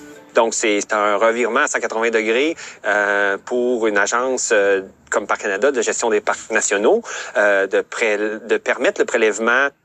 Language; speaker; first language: French; native; French